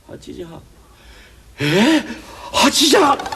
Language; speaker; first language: Japanese; native; Japanese